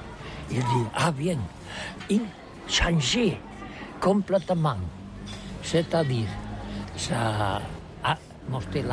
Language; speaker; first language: French; non-native, learner; Catalan